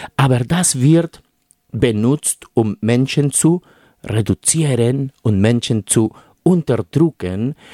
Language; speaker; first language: German; non-native, fluent; Spanish